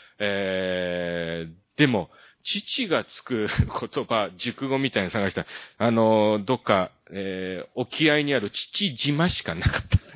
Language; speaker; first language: Japanese; early bilingual, other home language; Korean